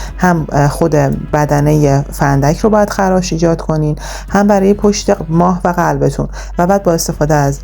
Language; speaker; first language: Persian; native; Persian